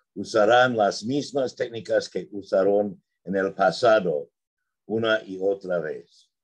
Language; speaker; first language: Spanish; non-native, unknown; English